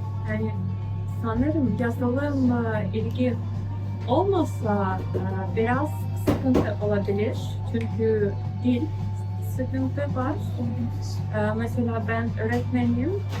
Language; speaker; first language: Turkish; non-native, learner; Ukrainian